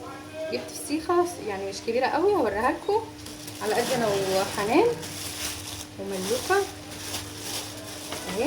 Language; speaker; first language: Arabic; native; Arabic